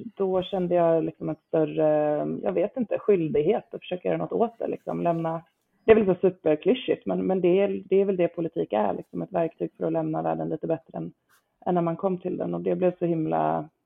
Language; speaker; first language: Swedish; native; Swedish